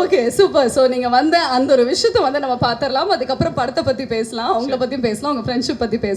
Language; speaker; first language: Tamil; native; Tamil